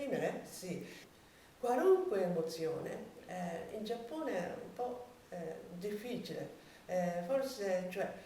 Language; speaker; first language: Italian; non-native, learner; Japanese